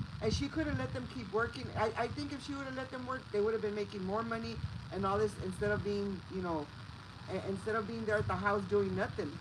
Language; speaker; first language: English; early bilingual, other home language; Spanish